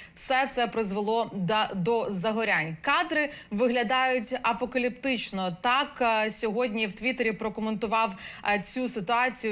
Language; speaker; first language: Ukrainian; native; Ukrainian